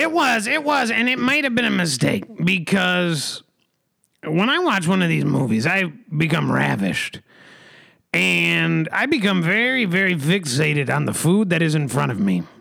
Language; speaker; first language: English; native; English